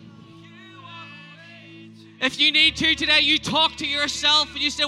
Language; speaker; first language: English; native; English